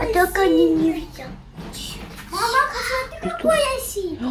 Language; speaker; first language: Russian; early bilingual, heritage; Russian